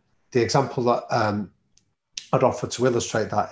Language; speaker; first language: English; native; English